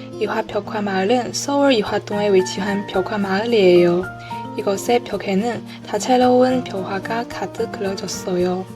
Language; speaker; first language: Korean; non-native, fluent; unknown